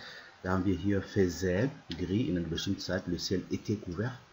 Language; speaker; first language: German; non-native, fluent; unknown